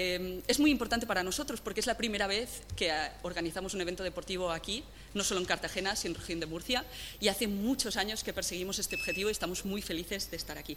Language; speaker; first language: Spanish; native; Spanish